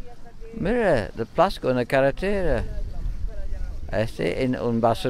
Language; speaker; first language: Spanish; non-native, learner; English